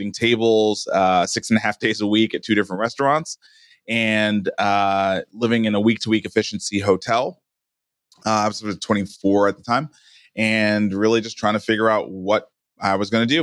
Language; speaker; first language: English; native; English